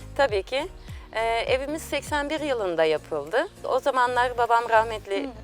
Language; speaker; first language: Turkish; native; Turkish